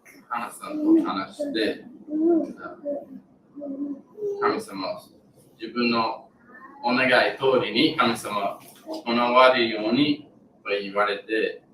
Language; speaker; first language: Japanese; non-native, learner; English